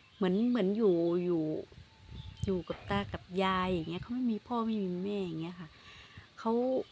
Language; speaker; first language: Thai; non-native, local second language; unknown